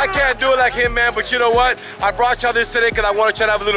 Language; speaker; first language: English; native; English